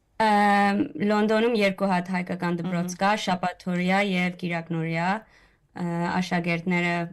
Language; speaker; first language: Armenian; early bilingual, heritage; Armenian